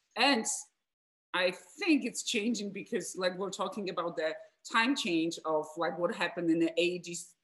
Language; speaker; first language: English; non-native, fluent; Polish